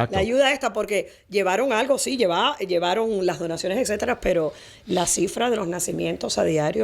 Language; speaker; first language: Spanish; native; Spanish